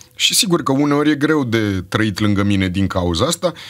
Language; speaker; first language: Romanian; native; Romanian